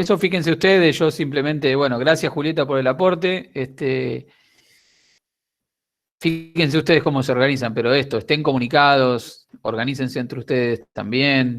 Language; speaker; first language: Spanish; native; Spanish